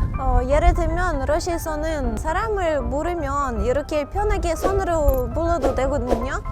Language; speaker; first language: Korean; non-native, fluent; Russian